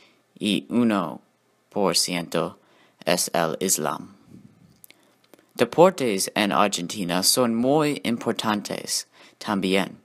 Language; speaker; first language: Spanish; non-native, learner; English